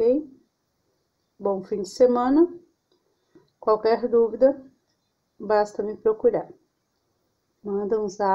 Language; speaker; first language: Portuguese; native; Portuguese